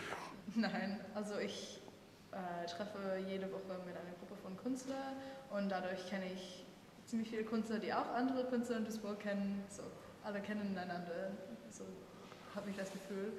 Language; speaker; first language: German; non-native, fluent; English